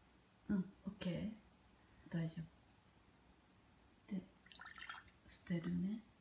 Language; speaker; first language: Japanese; native; Japanese